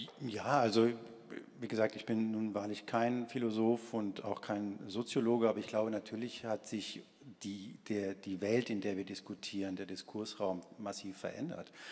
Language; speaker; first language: German; early bilingual, other home language; Spanish